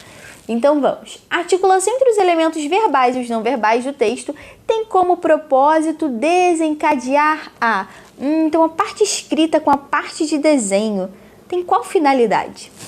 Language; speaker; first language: Portuguese; native; Portuguese